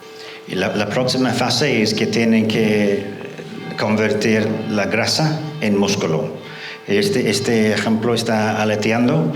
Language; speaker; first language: Spanish; non-native, fluent; English